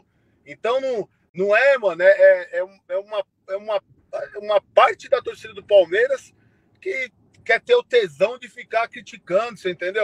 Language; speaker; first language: Portuguese; native; Portuguese